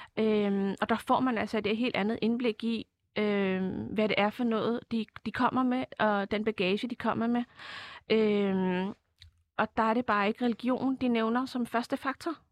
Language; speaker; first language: Danish; early bilingual, other home language; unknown